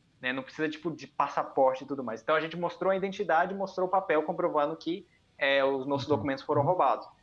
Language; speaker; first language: Portuguese; early bilingual, heritage; Portuguese